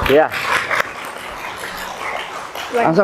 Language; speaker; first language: Indonesian; native; Indonesian